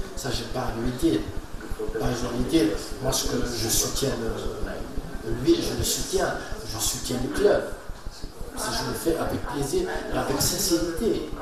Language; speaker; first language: French; non-native, local second language; Arabic